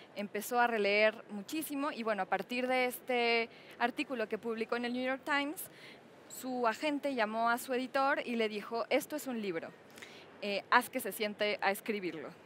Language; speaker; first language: Spanish; native; Spanish